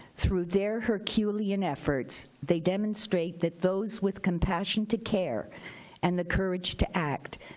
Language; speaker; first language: English; native; English